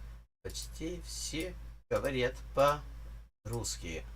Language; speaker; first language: Russian; non-native, learner; English